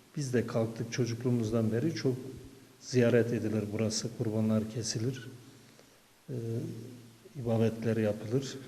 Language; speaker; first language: Turkish; native; Turkish